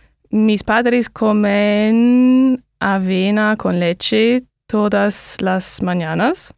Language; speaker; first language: Spanish; non-native, learner; English